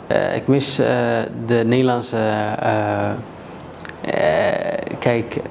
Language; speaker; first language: Dutch; early bilingual, other home language; Somali